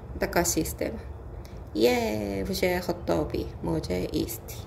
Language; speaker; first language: Ukrainian; non-native, learner; Korean